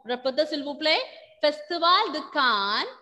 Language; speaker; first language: French; non-native, fluent; Malayalam